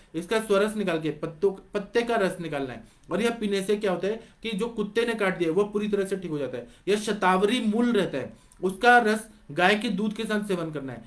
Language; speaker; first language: Hindi; non-native, local second language; Marathi